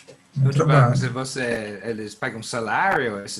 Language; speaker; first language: Portuguese; non-native, learner; English